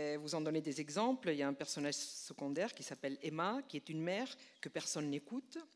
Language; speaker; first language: French; non-native, fluent; Spanish